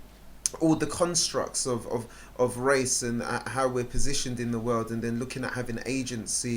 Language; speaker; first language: English; native; English